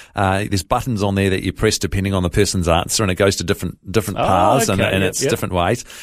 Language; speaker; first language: English; native; English